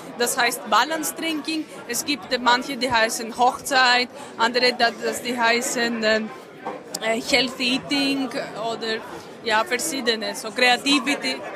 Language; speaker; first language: German; non-native, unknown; Greek